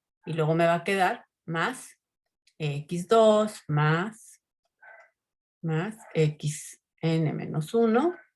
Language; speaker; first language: Spanish; native; Spanish